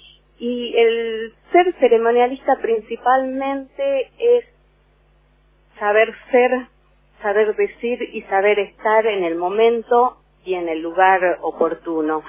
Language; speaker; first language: Spanish; native; Spanish